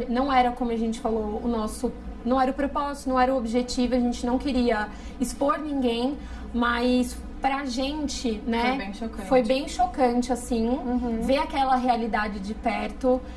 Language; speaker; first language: Portuguese; native; Portuguese